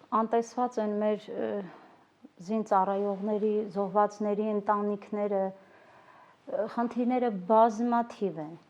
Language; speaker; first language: Armenian; non-native, local second language; Kurdish